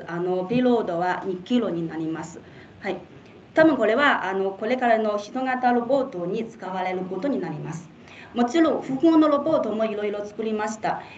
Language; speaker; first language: Japanese; non-native, fluent; Chinese